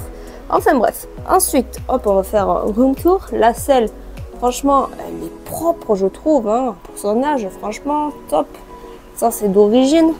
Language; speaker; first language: French; native; French